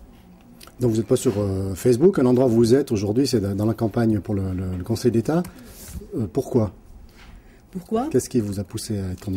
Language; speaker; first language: French; native; French